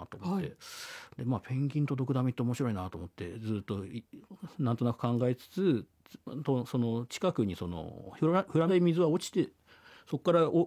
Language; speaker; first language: Japanese; native; Japanese